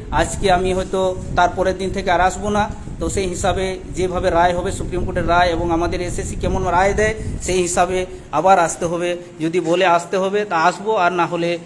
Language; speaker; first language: Bangla; non-native, local second language; Santali